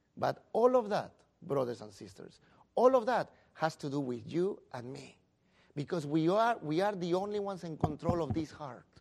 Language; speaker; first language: English; non-native, fluent; Spanish